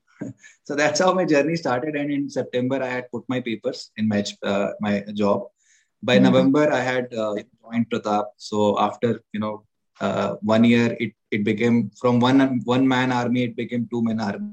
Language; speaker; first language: English; non-native, local second language; Hindi